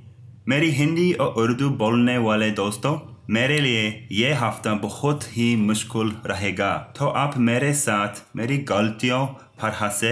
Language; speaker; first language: Hindi; non-native, learner; English